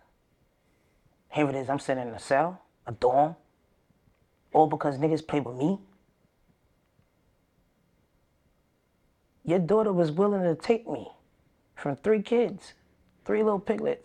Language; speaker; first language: English; native; English